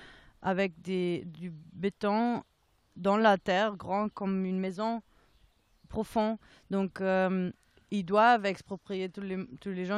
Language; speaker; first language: French; non-native, fluent; German